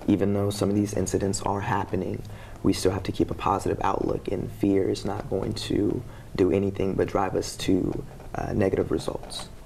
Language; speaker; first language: English; native; English